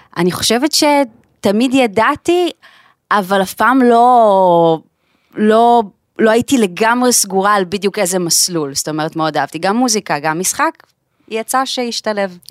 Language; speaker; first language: Hebrew; native; Hebrew